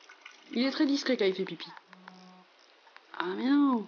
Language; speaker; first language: French; native; French